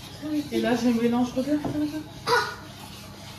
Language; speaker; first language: French; native; French